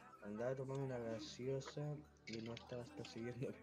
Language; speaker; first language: Spanish; native; Spanish